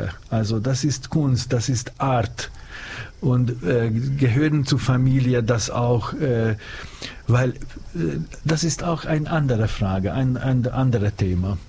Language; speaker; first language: German; non-native, fluent; Hungarian